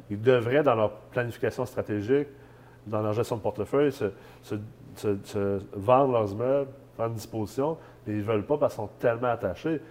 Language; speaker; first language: French; native; French